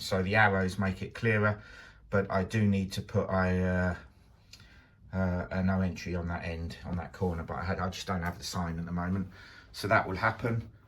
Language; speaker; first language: English; native; English